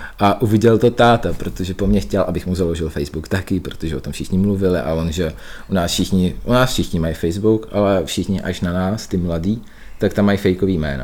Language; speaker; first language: Czech; early bilingual, other home language; Russian